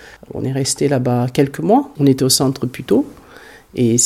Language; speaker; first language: French; early bilingual, other home language; Hungarian